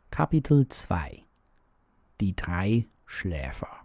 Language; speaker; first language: German; non-native, fluent; English